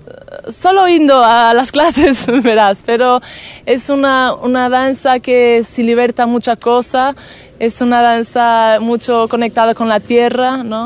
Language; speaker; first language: Spanish; non-native, fluent; Portuguese